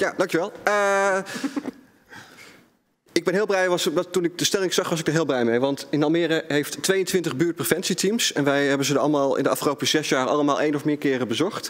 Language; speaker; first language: Dutch; native; Dutch